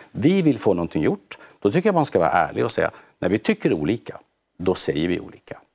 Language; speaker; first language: Swedish; native; Swedish